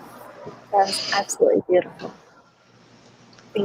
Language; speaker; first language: English; native; English